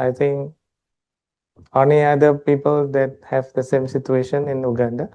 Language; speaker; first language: English; non-native, local second language; Indonesian